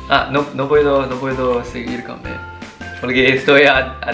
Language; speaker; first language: Spanish; non-native, learner; Chinese